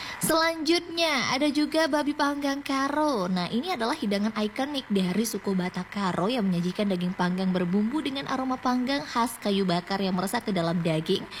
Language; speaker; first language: Indonesian; native; Indonesian